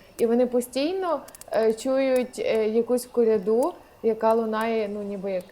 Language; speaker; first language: Ukrainian; native; Ukrainian